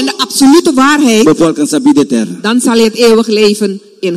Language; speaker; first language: Dutch; non-native, local second language; Papiamento